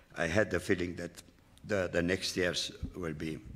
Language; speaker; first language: English; non-native, fluent; Romanian